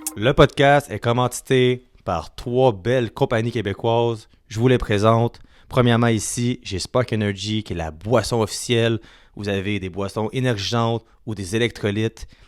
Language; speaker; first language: French; native; French